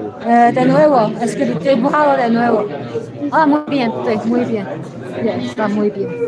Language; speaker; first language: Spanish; non-native, learner; Chinese